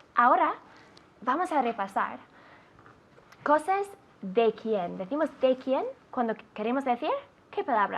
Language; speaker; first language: Spanish; non-native, fluent; English